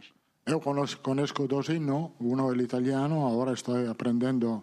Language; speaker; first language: Portuguese; non-native, fluent; Italian